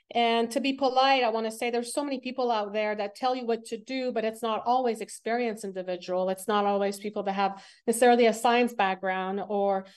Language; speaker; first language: English; non-native, fluent; French